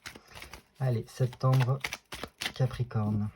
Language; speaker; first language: French; native; French